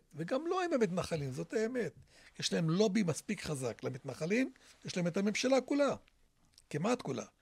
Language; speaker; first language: Hebrew; non-native, local second language; Arabic